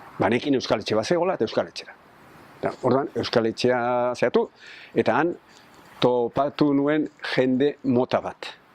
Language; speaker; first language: Basque; native; Basque